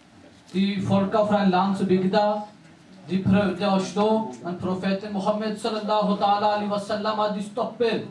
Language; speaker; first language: Norwegian; non-native, local second language; Urdu